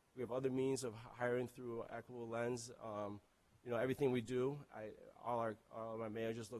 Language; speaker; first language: English; non-native, local second language; Akan